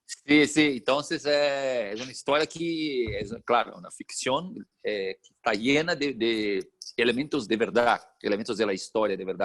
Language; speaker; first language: Spanish; non-native, fluent; Portuguese